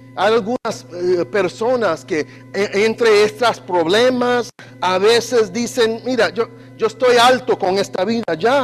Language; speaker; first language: Spanish; non-native, learner; English